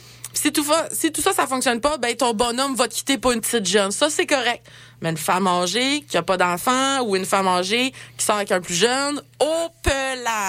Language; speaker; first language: French; native; French